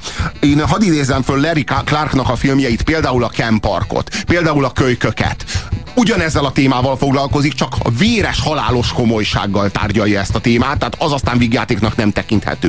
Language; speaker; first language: Hungarian; native; Hungarian